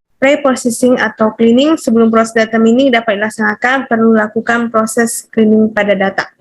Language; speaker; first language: Indonesian; native; Indonesian